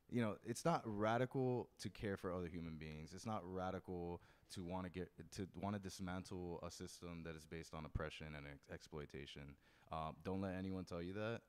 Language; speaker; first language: English; native; English